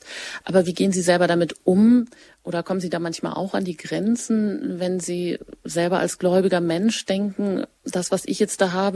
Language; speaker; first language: German; native; German